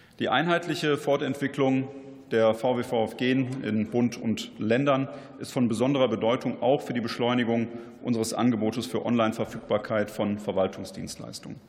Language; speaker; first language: German; native; German